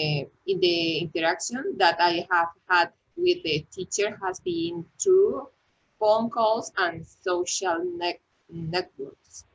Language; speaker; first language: English; non-native, learner; Spanish